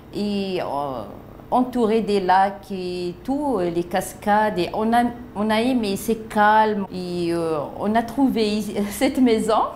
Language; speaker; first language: French; non-native, local second language; Arabic